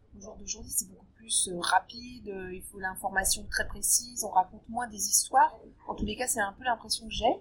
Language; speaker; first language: French; native; French